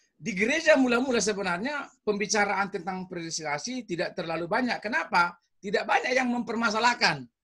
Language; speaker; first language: Indonesian; native; Indonesian